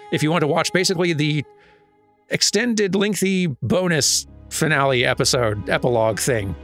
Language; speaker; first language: English; native; English